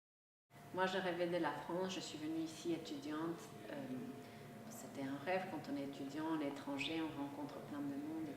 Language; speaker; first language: French; non-native, local second language; Spanish